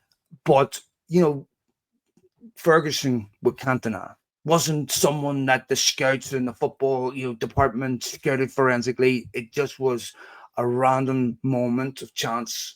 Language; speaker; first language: English; native; English